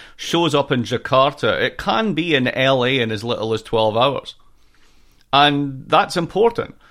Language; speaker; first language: English; native; English